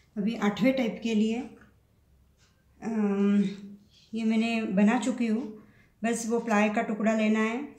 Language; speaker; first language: Hindi; non-native, local second language; Marathi